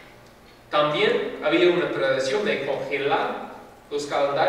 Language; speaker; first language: Spanish; non-native, fluent; English